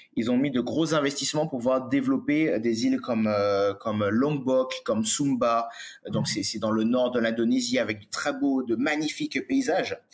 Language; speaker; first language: French; native; French